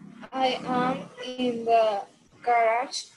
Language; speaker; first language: English; non-native, learner; Spanish